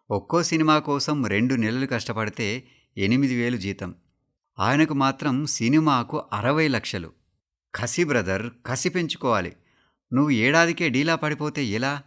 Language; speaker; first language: Telugu; native; Telugu